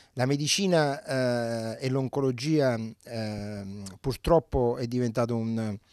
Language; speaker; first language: Italian; native; Italian